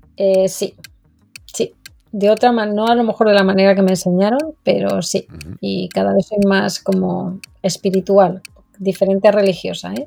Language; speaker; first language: Spanish; native; Spanish